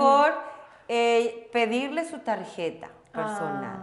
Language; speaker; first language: Spanish; non-native, local second language; Korean